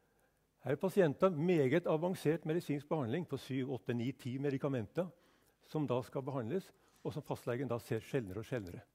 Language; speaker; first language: Norwegian; native; Norwegian